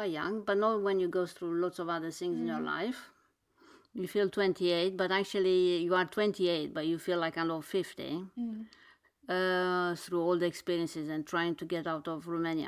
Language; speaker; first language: English; non-native, fluent; Romanian